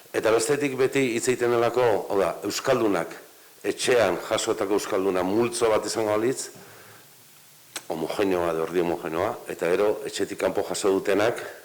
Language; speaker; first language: Basque; native; Basque